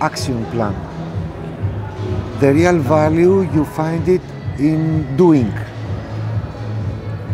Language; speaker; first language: English; non-native, fluent; Greek